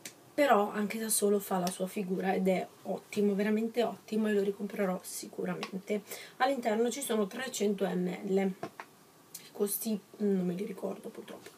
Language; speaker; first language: Italian; native; Italian